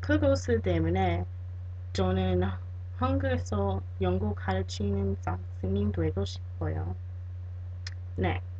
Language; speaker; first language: Korean; non-native, fluent; English